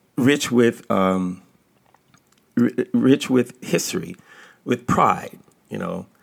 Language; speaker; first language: English; native; English